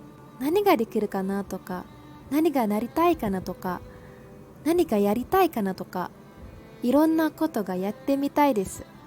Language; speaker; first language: Japanese; non-native, learner; Malay